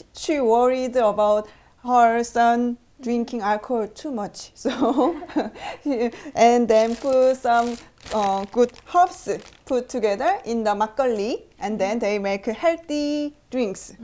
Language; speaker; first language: English; non-native, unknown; Korean